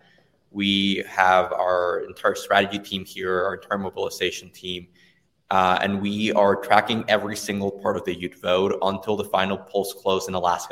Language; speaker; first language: English; non-native, fluent; Spanish